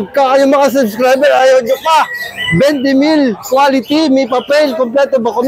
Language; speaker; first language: Filipino; native; Filipino